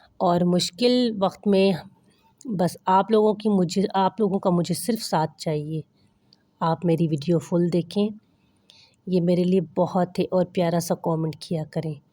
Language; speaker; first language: Urdu; non-native, local second language; Pahari-Potwari